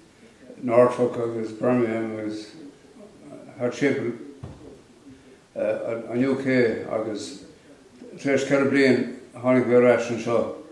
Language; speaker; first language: Irish; non-native, local second language; English